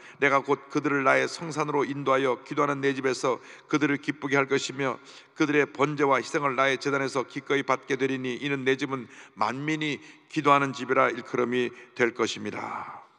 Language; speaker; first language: Korean; native; Korean